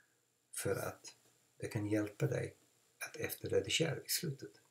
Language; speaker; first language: Swedish; non-native, fluent; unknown